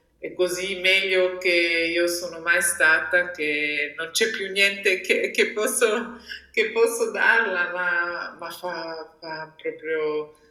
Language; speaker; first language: Italian; non-native, local second language; German